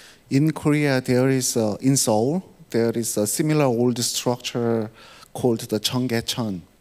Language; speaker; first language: English; non-native, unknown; Korean